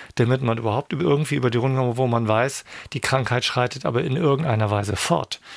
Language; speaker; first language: German; native; German